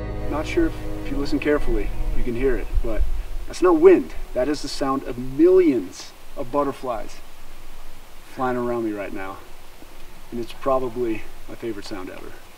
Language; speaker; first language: English; native; English